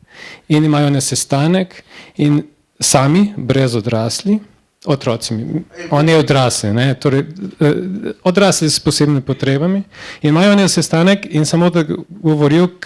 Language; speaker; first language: Slovenian; non-native, learner; Portuguese